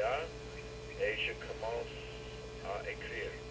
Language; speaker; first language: French; non-native, fluent; English